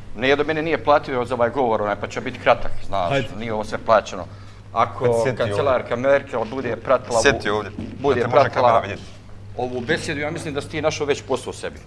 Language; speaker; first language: Bosnian; native; Bosnian